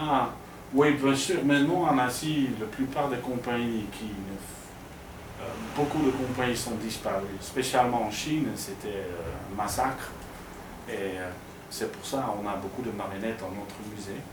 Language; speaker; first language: French; non-native, fluent; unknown